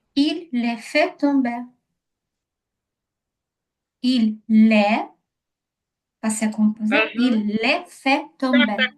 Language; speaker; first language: French; non-native, learner; Ukrainian